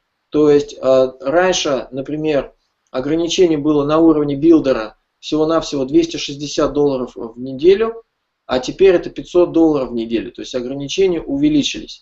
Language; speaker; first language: Russian; native; Russian